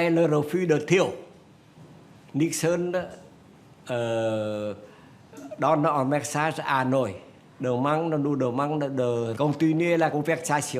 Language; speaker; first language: French; non-native, fluent; Vietnamese